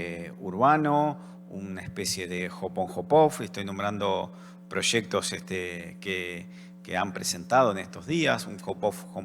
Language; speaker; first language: Spanish; native; Spanish